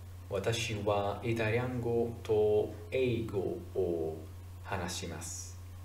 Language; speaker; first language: Japanese; non-native, learner; Italian